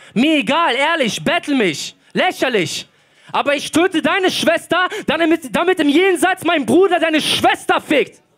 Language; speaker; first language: German; early bilingual, other home language; Polish